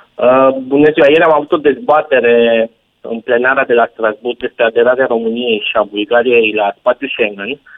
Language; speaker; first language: Romanian; native; Romanian